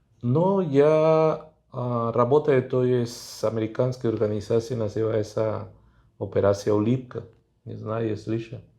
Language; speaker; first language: Russian; non-native, fluent; Spanish